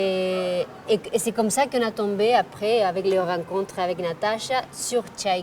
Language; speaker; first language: French; non-native, fluent; Spanish